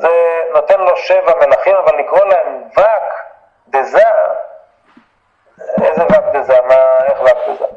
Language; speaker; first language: Hebrew; native; Hebrew